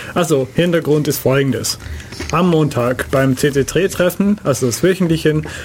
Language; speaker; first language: German; non-native, fluent; Dutch